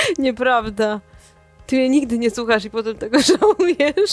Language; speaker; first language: Polish; native; Polish